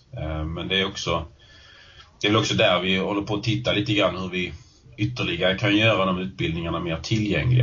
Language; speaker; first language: Swedish; native; Swedish